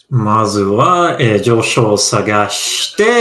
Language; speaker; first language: Japanese; non-native, learner; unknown